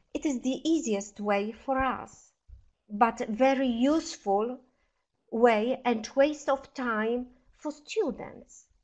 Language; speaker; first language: English; non-native, fluent; Polish